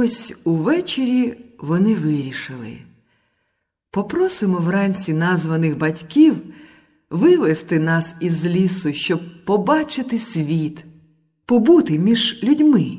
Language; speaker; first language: Ukrainian; native; Ukrainian